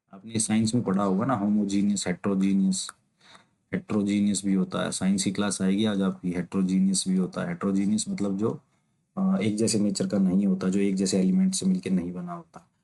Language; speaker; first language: Hindi; native; Hindi